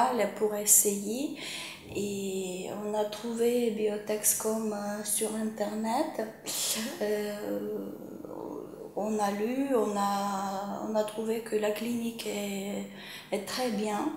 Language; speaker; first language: French; non-native, fluent; Ukrainian